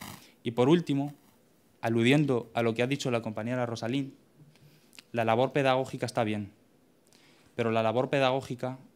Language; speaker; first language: Spanish; native; Spanish